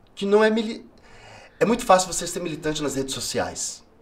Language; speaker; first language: Portuguese; native; Portuguese